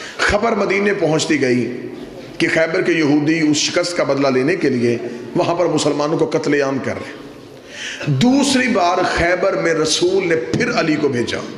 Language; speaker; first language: Urdu; non-native, local second language; Punjabi